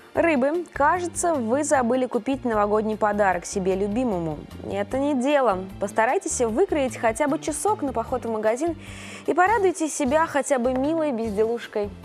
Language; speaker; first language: Russian; native; Russian